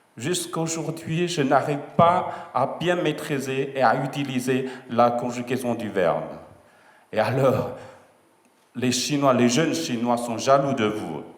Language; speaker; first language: French; non-native, fluent; Chinese